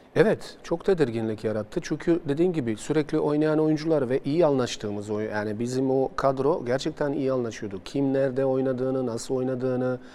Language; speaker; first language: Turkish; non-native, fluent; Bosnian